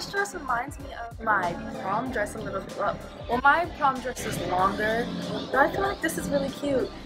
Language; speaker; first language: English; native; English